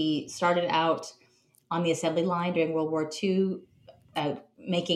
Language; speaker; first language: English; native; English